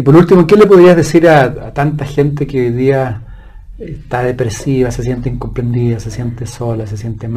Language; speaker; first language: Spanish; native; Spanish